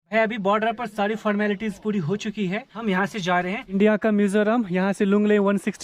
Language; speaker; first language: Hindi; native; Hindi